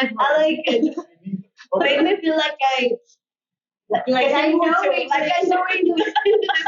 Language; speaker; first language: English; non-native, learner; Spanish